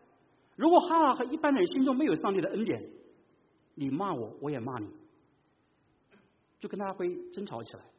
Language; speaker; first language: Chinese; native; Chinese